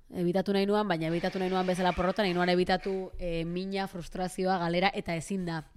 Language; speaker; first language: Basque; native; Basque